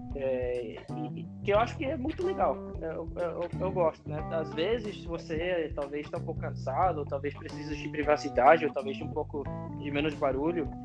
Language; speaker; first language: Portuguese; non-native, fluent; English